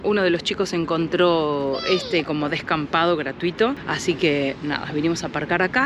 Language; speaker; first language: Spanish; native; Spanish